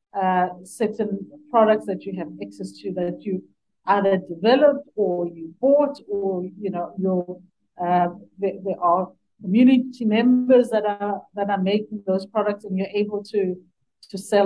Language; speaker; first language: English; non-native, local second language; Northern Sotho